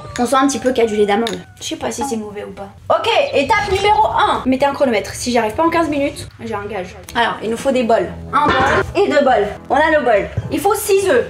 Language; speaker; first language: French; native; French